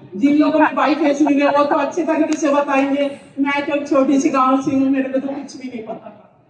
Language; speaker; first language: Hindi; non-native, local second language; Bangla